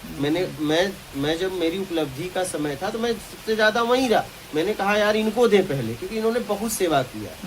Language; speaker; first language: Hindi; native; Hindi